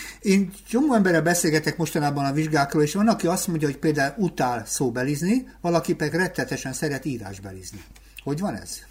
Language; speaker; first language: Hungarian; native; Hungarian